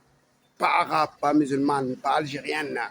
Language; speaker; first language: French; non-native, learner; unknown